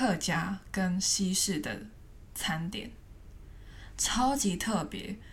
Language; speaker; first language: Chinese; non-native, fluent; Cantonese